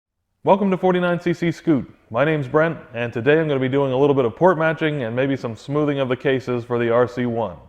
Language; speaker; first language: English; native; English